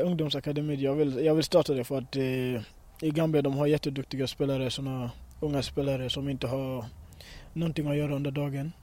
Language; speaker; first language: Swedish; early bilingual, other home language; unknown